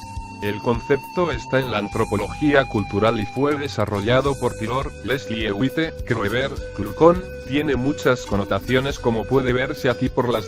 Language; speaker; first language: Spanish; native; Spanish